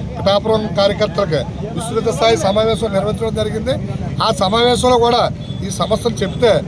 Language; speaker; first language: Telugu; native; Telugu